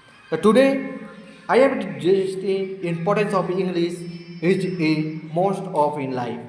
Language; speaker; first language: English; non-native, learner; Hindi